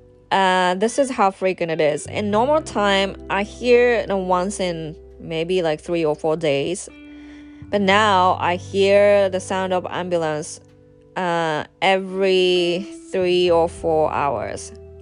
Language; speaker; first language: English; non-native, fluent; Japanese